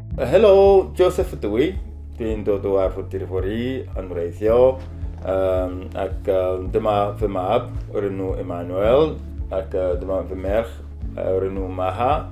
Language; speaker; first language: Welsh; non-native, learner; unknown